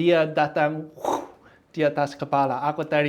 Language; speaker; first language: Indonesian; non-native, fluent; English